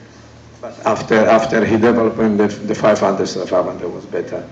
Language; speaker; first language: English; non-native, learner; Italian